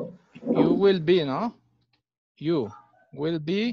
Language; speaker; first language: English; non-native, fluent; Spanish